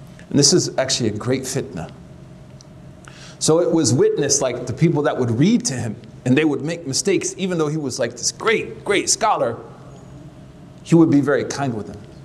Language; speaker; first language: English; native; English